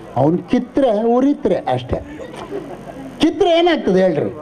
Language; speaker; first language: Kannada; non-native, local second language; Konkani